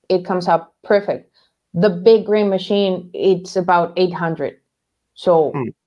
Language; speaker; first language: English; non-native, fluent; Spanish